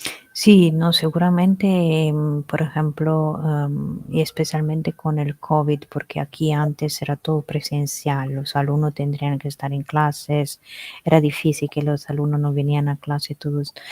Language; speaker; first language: Spanish; non-native, fluent; Italian